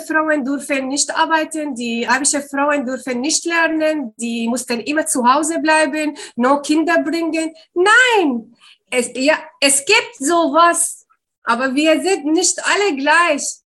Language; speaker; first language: German; non-native, learner; Arabic